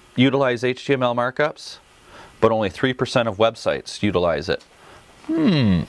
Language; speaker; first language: English; native; English